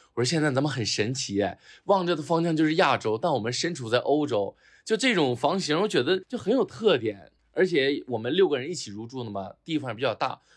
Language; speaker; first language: Chinese; native; Chinese